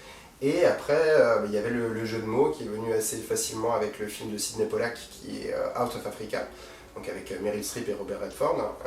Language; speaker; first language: French; native; French